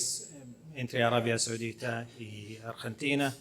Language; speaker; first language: Spanish; non-native, fluent; Arabic